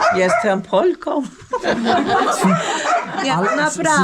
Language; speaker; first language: Polish; non-native, learner; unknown